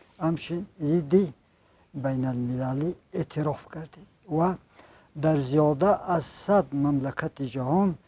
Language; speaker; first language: Tajik; non-native, local second language; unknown